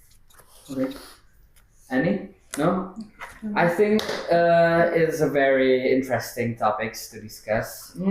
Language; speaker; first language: English; non-native, learner; Indonesian